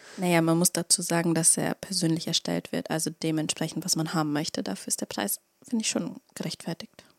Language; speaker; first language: German; early bilingual, other home language; Russian